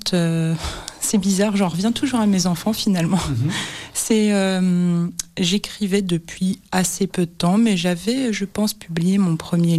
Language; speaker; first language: French; native; French